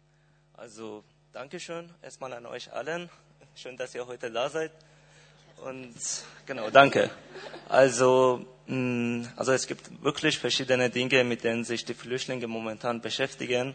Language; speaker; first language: German; non-native, fluent; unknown